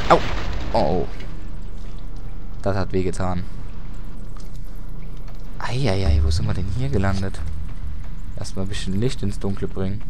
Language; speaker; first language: German; native; German